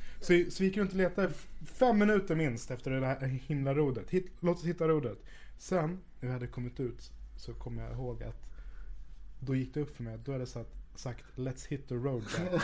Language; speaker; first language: Swedish; native; Swedish